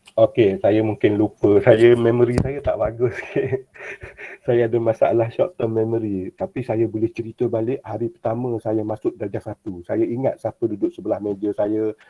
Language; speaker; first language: Malay; native; Malay